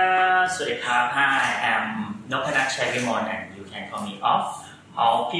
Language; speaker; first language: English; non-native, learner; Thai